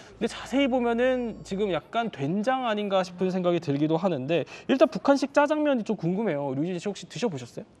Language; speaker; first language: Korean; native; Korean